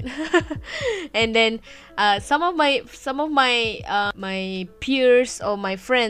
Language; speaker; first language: English; non-native, local second language; Malay